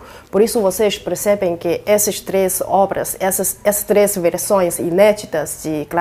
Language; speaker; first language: Portuguese; non-native, fluent; Chinese